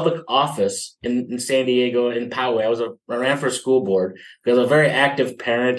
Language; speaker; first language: English; native; English